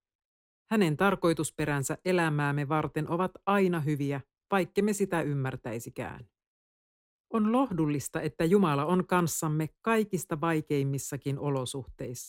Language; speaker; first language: Finnish; native; Finnish